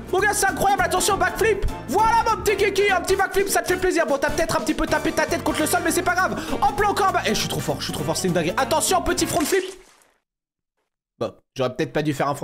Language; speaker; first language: French; native; French